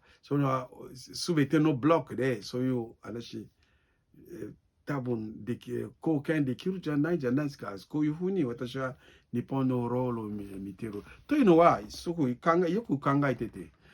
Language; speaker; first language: Japanese; non-native, learner; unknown